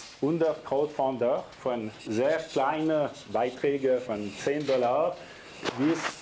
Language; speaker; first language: German; non-native, local second language; French